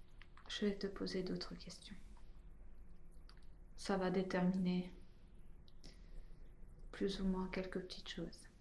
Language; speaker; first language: French; native; French